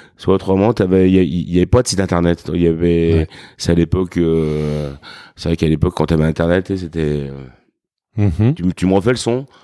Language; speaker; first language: French; native; French